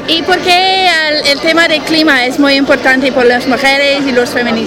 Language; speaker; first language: Spanish; non-native, learner; English